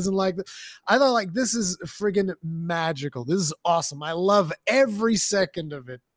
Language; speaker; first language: English; non-native, fluent; Portuguese